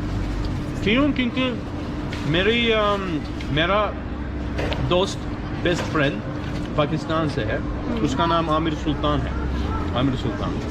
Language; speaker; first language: Hindi; non-native, learner; Turkish